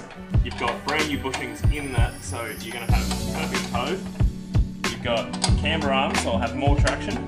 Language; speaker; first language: English; native; English